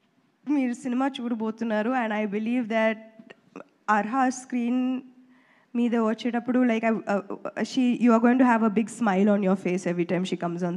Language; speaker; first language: Telugu; non-native, fluent; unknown